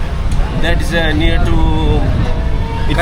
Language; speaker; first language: English; non-native, local second language; Hindi